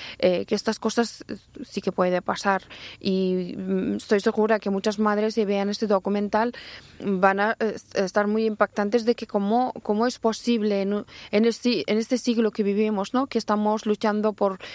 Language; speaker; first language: Spanish; non-native, fluent; Persian